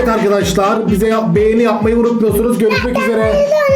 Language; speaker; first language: Turkish; native; Turkish